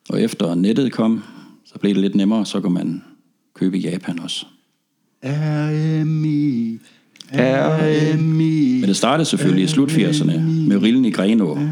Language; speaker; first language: Danish; native; Danish